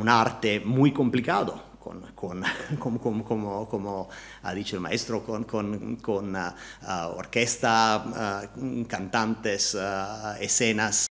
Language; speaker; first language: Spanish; non-native, learner; Italian